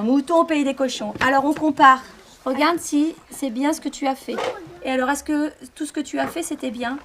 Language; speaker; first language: French; native; French